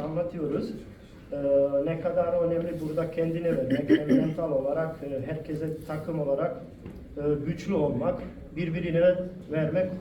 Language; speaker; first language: Turkish; non-native, fluent; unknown